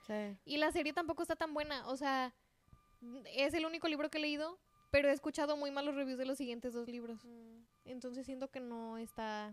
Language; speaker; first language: Spanish; native; Spanish